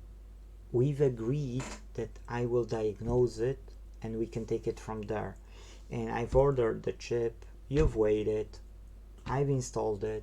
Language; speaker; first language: English; non-native, fluent; Polish